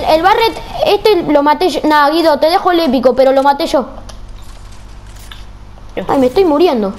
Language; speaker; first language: Spanish; native; Spanish